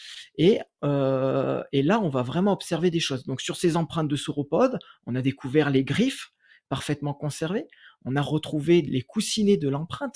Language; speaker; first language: French; native; French